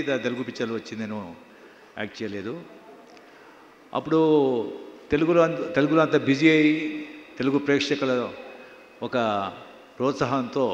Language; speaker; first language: Telugu; non-native, local second language; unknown